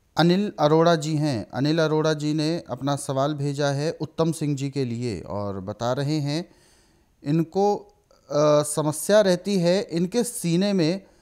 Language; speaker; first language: Hindi; native; Hindi